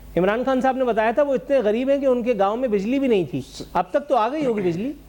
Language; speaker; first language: Urdu; native; Urdu